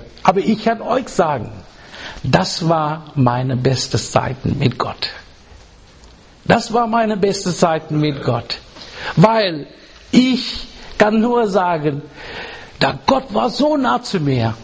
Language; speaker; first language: German; non-native, fluent; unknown